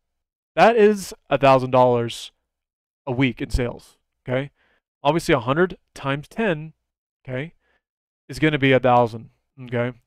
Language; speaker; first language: English; native; English